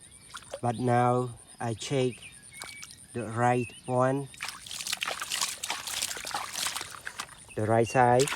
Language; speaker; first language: English; non-native, learner; Indonesian